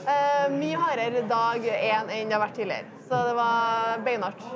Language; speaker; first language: Norwegian; native; Norwegian